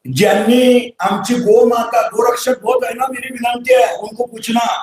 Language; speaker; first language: Hindi; non-native, local second language; Marathi